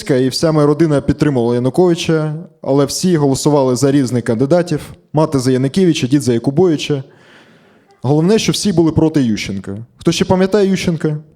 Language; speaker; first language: Ukrainian; native; Ukrainian